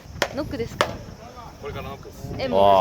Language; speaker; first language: Japanese; non-native, fluent; Korean